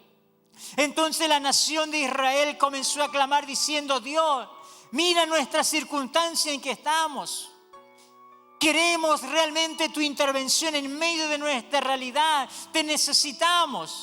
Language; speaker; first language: Spanish; native; Spanish